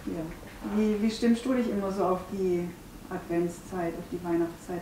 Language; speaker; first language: German; native; German